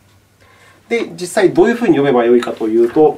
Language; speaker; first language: Japanese; native; Japanese